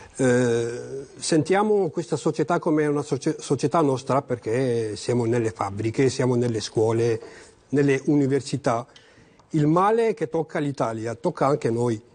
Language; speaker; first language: Italian; non-native, fluent; Arabic